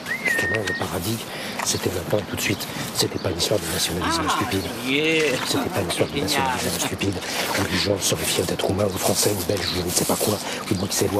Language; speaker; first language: French; native; French